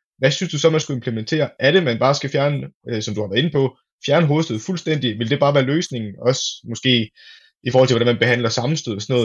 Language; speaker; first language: Danish; native; Danish